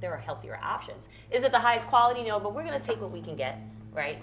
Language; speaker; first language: English; early bilingual, other home language; Russian